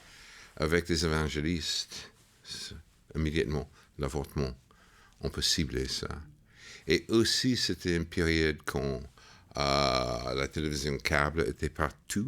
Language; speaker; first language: French; non-native, fluent; English